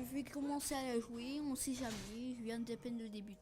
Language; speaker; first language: French; native; French